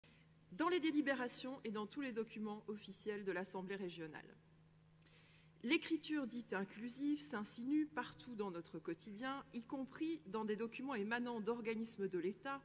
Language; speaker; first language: French; native; French